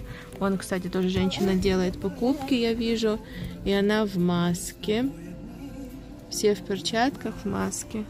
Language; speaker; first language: Russian; native; Russian